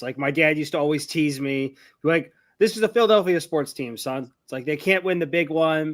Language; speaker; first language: English; native; English